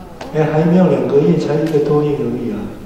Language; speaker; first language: Chinese; native; Chinese